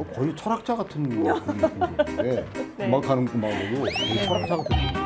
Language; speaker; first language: Korean; native; Korean